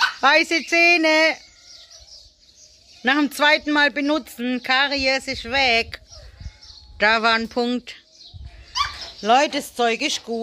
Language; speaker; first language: German; native; German